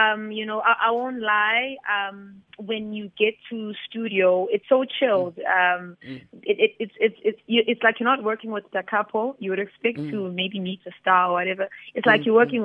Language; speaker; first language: English; non-native, local second language; Zulu